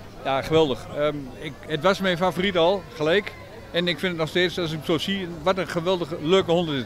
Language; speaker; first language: Dutch; native; Dutch